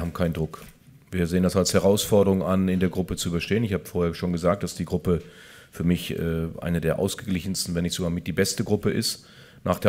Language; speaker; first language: German; native; German